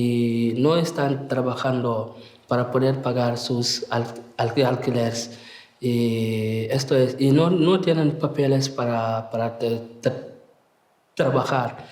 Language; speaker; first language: Spanish; non-native, fluent; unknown